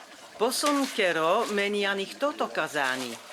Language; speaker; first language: Greek; non-native, learner; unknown